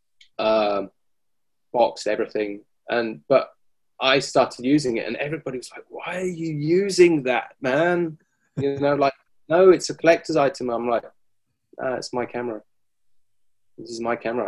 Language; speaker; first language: English; native; English